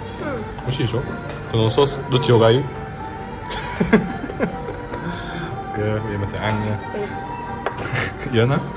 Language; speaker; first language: Japanese; non-native, learner; Vietnamese